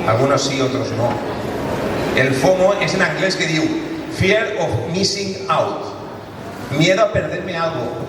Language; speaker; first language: Spanish; non-native, local second language; Catalan